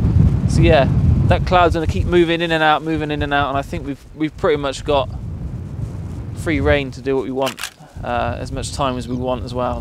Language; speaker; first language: English; native; English